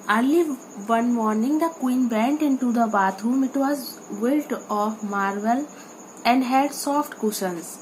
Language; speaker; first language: English; non-native, local second language; Hindi